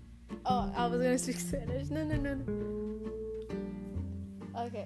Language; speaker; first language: English; early bilingual, other home language; Spanish